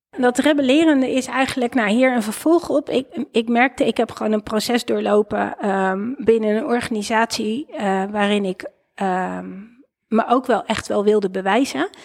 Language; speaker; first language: Dutch; native; Dutch